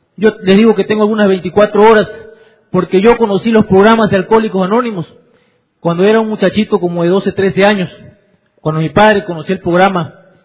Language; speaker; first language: Spanish; native; Spanish